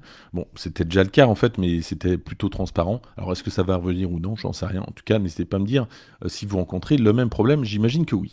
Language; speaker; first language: French; native; French